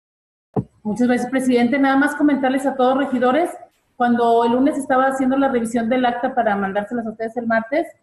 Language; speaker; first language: Spanish; native; Spanish